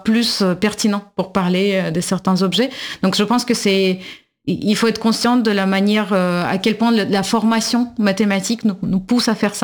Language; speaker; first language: French; non-native, fluent; Russian